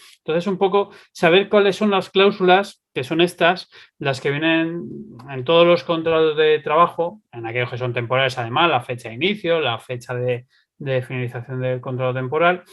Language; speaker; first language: Spanish; native; Spanish